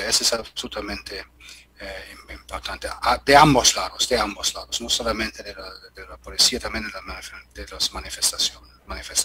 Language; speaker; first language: Spanish; non-native, learner; German